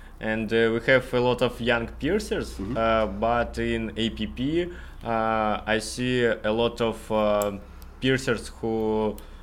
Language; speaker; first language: English; non-native, learner; Russian